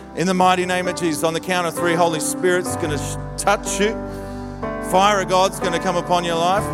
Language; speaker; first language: English; native; English